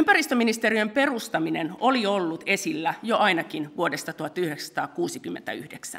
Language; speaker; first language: Finnish; native; Finnish